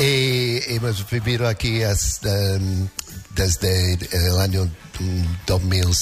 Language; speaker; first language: Spanish; non-native, learner; English